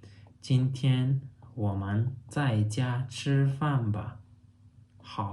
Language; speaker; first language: Chinese; non-native, fluent; Turkmen